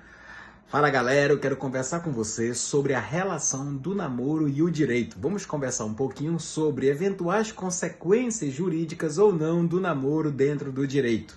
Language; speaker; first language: Portuguese; native; Portuguese